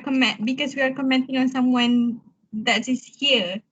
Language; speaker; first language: English; non-native, local second language; Malay